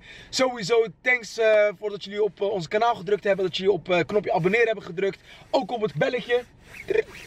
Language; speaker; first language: Dutch; native; Dutch